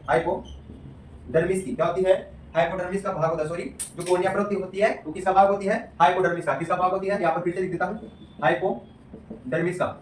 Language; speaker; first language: Hindi; native; Hindi